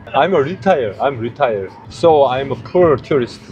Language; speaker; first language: English; non-native, learner; Korean